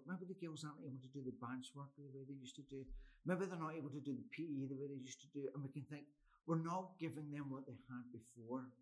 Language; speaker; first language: English; native; English